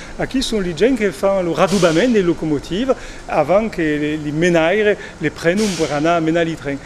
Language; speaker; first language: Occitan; non-native, local second language; French